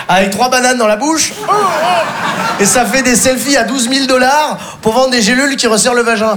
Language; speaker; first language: French; native; French